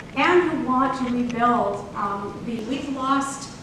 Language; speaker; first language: English; native; English